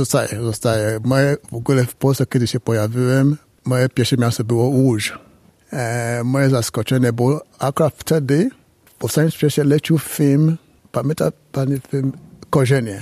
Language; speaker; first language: Polish; non-native, fluent; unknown